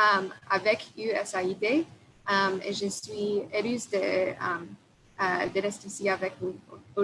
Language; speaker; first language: French; non-native, learner; English